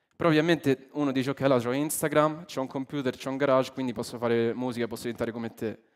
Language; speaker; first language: Italian; early bilingual, other home language; English